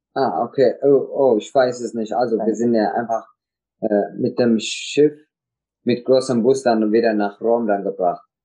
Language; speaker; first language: German; non-native, learner; Tigrinya